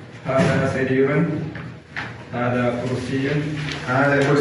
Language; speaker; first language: Arabic; non-native, learner; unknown